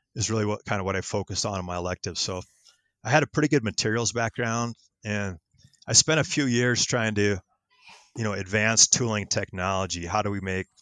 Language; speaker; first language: English; native; English